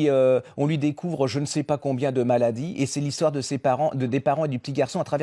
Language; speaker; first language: French; native; French